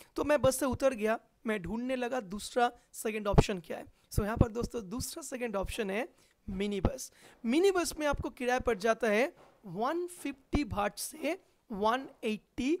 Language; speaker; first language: Hindi; non-native, local second language; Bangla